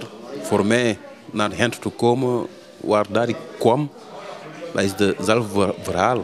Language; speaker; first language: Dutch; early bilingual, other home language; Wolof